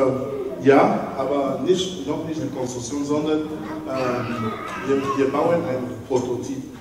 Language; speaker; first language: German; non-native, learner; French